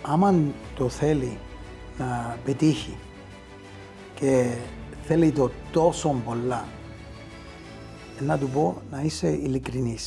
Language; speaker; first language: Greek; early bilingual, heritage; Greek